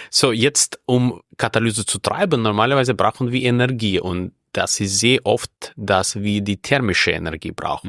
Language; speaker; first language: German; non-native, fluent; Russian